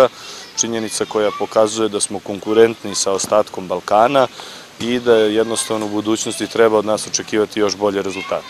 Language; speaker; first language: Serbian; native; Serbian